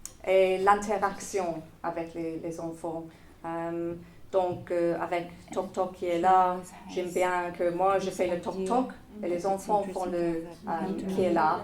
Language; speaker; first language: French; non-native, fluent; English